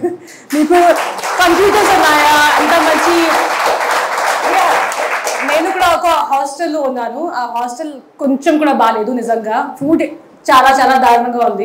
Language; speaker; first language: Telugu; non-native, learner; Hindi